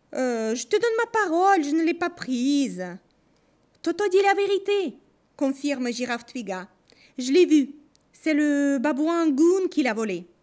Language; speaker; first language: French; non-native, fluent; Russian